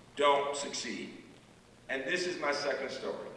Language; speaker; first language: English; native; English